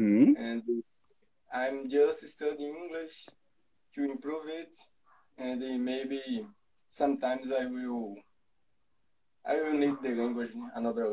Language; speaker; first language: English; non-native, learner; Portuguese